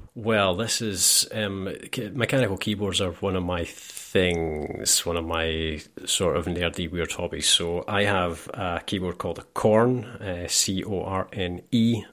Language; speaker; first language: English; native; English